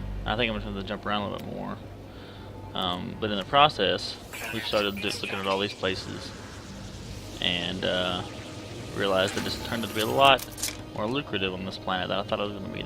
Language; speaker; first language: English; native; English